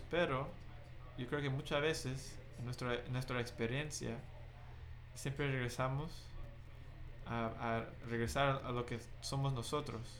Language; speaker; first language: Spanish; non-native, fluent; English